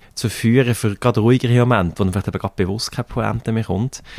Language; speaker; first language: German; native; German